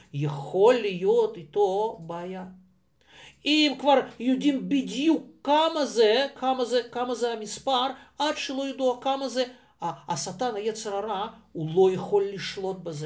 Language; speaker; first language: Hebrew; non-native, fluent; Russian